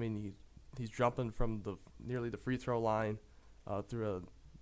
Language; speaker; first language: English; native; English